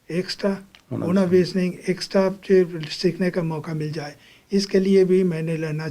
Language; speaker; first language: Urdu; non-native, fluent; Bangla